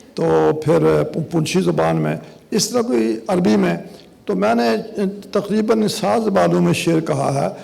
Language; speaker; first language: Urdu; non-native, local second language; Kashmiri